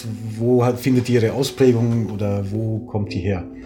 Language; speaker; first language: German; native; German